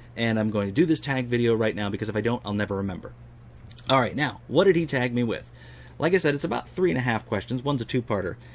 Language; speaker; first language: English; native; English